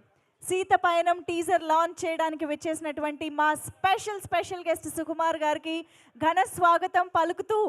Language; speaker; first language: Telugu; native; Telugu